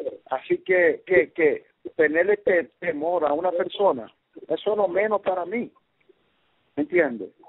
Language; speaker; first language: Spanish; early bilingual, heritage; Spanish